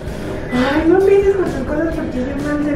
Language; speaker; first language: Spanish; native; Spanish